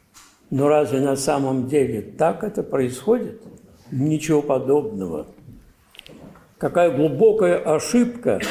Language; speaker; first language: Russian; native; Russian